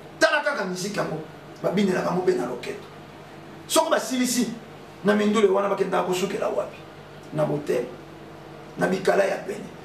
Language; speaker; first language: Lingala; non-native, local second language; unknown